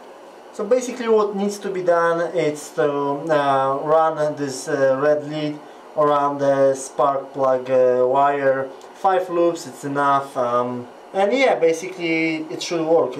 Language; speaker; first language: English; non-native, fluent; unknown